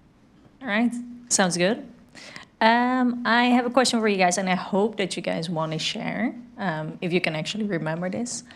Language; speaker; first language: English; non-native, fluent; Dutch